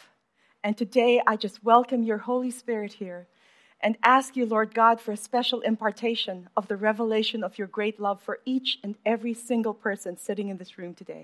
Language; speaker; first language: English; non-native, local second language; Filipino